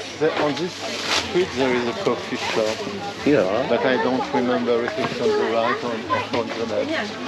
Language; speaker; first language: English; non-native, learner; Turkish